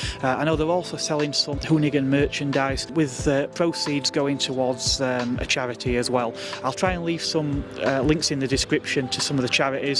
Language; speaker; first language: English; native; English